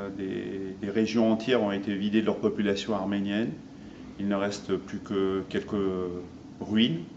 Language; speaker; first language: French; early bilingual, other home language; Armenian